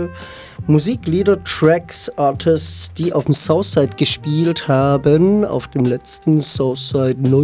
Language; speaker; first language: German; native; German